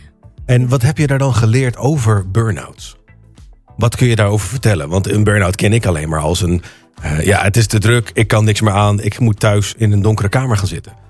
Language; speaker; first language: Dutch; native; Dutch